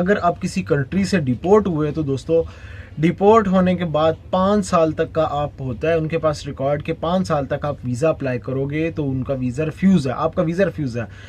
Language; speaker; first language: Urdu; native; Urdu